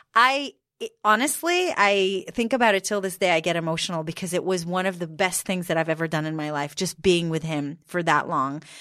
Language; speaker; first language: English; non-native, fluent; Hebrew